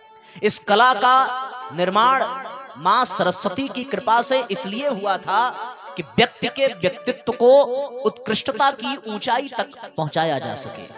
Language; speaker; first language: Hindi; native; Hindi